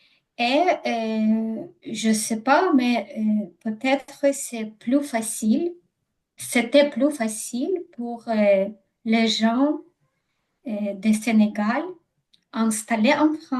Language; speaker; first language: French; non-native, learner; Ukrainian